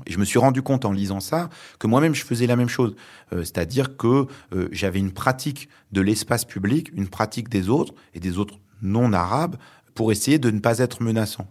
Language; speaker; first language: French; early bilingual, other home language; Arabic